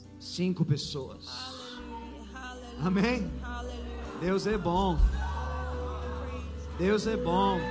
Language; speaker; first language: Portuguese; non-native, fluent; English